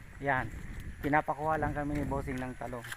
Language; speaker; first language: Filipino; non-native, local second language; Bikol